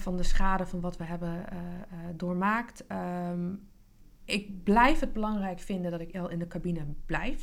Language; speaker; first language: Dutch; non-native, fluent; English